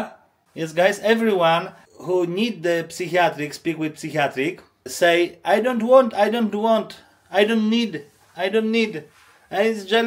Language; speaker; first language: English; non-native, learner; Polish